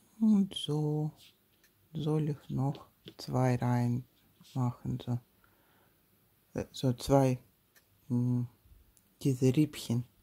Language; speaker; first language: German; non-native, learner; Russian